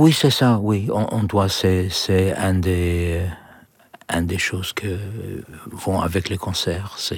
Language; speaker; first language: French; non-native, learner; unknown